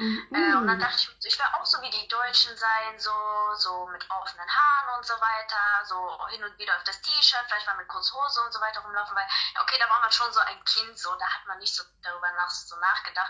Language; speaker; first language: German; early bilingual, other home language; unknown